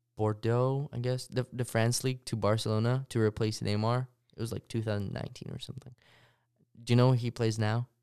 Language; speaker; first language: English; early bilingual, other home language; Russian